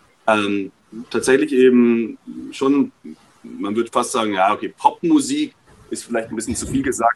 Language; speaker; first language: German; native; German